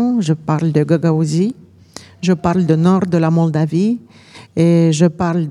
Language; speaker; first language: French; non-native, fluent; Romanian